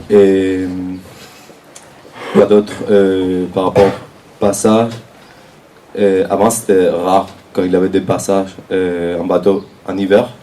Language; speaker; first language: French; non-native, fluent; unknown